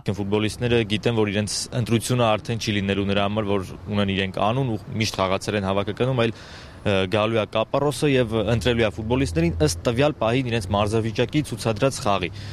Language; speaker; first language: Armenian; native; Armenian